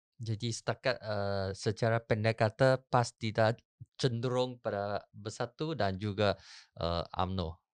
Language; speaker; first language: Malay; non-native, local second language; Chinese